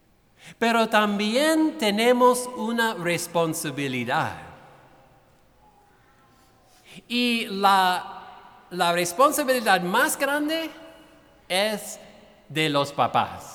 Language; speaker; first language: Spanish; non-native, fluent; English